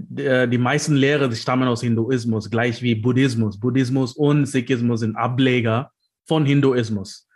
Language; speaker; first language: German; non-native, learner; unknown